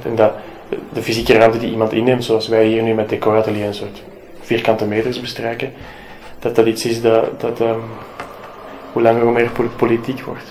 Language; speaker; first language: Dutch; native; Dutch